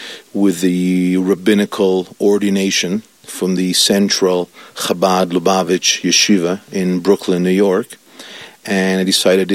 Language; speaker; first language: English; non-native, fluent; Italian